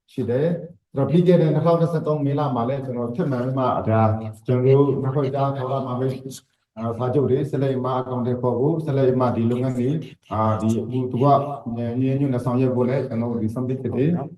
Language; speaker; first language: Burmese; non-native, local second language; Shwe Palaung